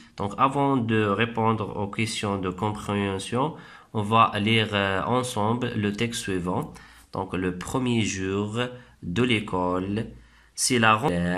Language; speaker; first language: French; non-native, local second language; Arabic